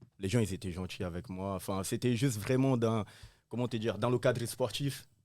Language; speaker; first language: French; non-native, fluent; Portuguese